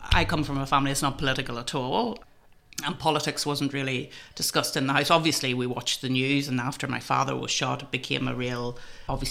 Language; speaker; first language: English; native; English